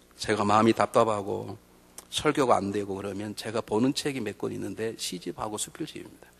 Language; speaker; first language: Korean; native; Korean